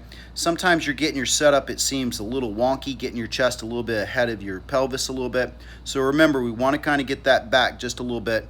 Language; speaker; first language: English; native; English